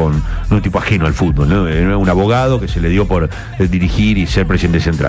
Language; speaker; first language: Spanish; native; Spanish